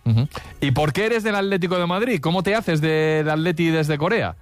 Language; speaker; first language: Spanish; native; Spanish